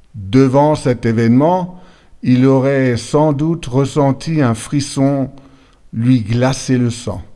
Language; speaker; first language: French; native; French